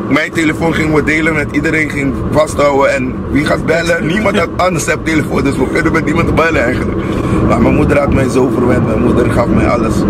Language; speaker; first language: Dutch; non-native, local second language; Papiamento